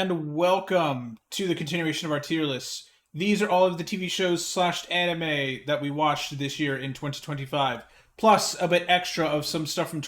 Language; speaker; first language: English; native; English